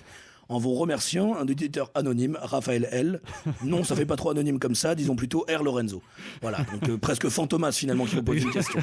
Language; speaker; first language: French; native; French